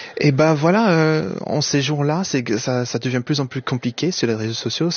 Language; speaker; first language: French; non-native, fluent; English